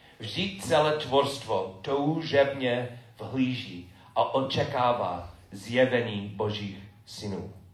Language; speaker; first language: Czech; non-native, fluent; English